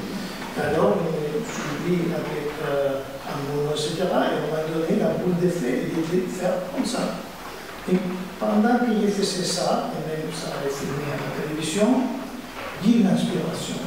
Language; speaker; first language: French; non-native, fluent; Spanish